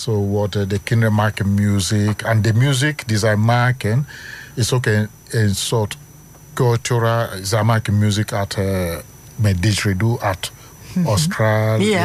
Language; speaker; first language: Dutch; non-native, learner; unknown